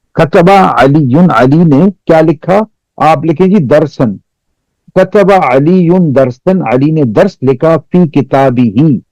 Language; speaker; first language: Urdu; non-native, local second language; Pashto